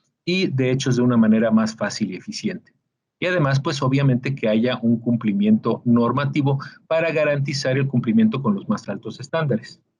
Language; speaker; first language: Spanish; native; Spanish